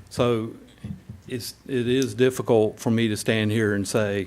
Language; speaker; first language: English; native; English